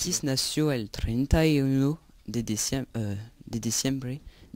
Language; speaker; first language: Spanish; non-native, learner; French